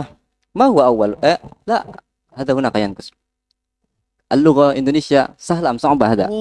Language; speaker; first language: Arabic; non-native, learner; Indonesian